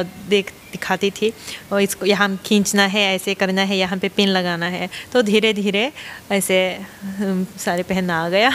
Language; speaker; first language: Hindi; non-native, fluent; Japanese